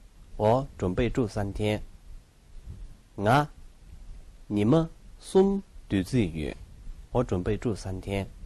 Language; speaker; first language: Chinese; non-native, local second language; Tibetan